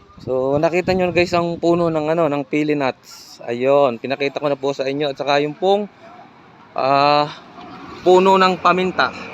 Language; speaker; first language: Filipino; native; Filipino